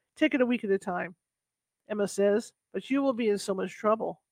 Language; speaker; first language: English; native; English